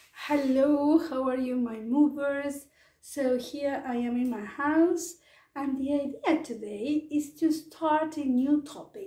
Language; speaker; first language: English; non-native, fluent; Spanish